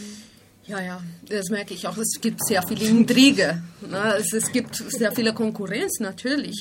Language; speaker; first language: German; non-native, fluent; Spanish